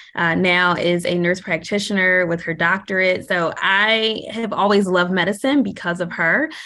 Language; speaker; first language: English; native; English